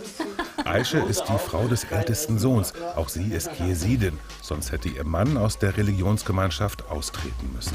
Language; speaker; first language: German; native; German